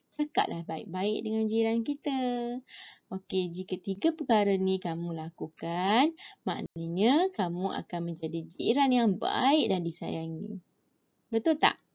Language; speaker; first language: Malay; native; Malay